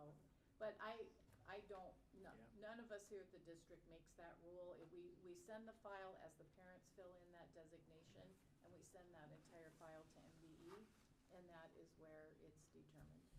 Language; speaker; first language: English; native; English